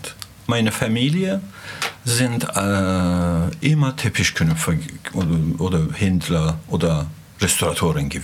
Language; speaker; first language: German; non-native, fluent; Azerbaijani